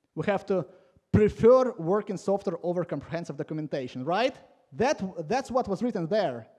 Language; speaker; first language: English; non-native, fluent; Latvian